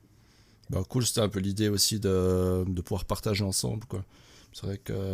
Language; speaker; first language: French; native; French